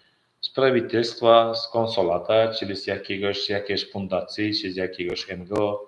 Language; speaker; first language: Polish; non-native, learner; Turkmen